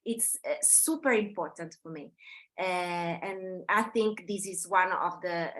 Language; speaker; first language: English; non-native, fluent; Italian